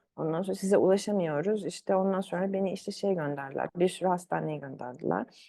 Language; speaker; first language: Turkish; early bilingual, other home language; Arabic